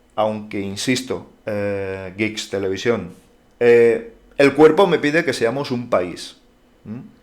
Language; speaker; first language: Spanish; non-native, local second language; Catalan